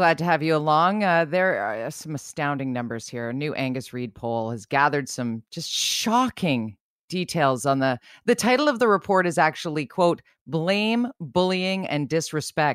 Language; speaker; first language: English; native; English